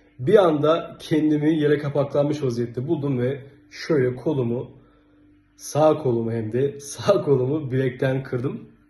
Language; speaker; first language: Turkish; native; Turkish